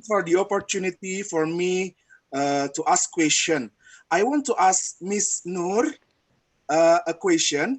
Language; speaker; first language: English; non-native, fluent; Indonesian